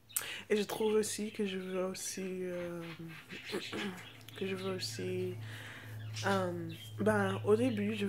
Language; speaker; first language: French; non-native, fluent; English